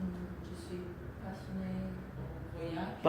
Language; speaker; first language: French; non-native, learner; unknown